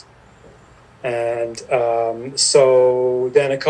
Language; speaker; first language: English; native; English